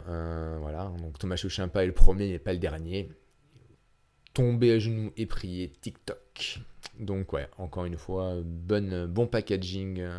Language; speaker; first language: French; native; French